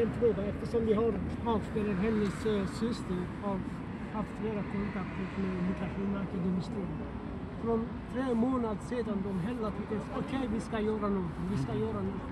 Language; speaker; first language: Swedish; non-native, learner; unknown